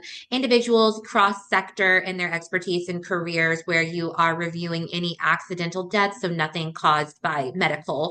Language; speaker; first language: English; native; English